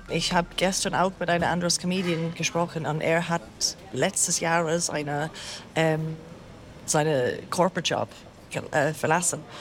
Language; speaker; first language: German; non-native, fluent; English